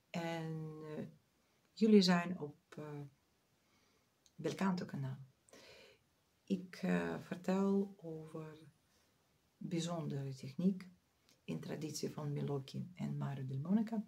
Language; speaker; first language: Dutch; non-native, fluent; Russian